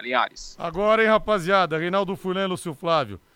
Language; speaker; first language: Portuguese; native; Portuguese